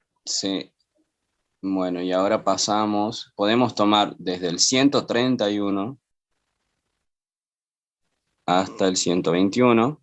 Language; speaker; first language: Spanish; native; Spanish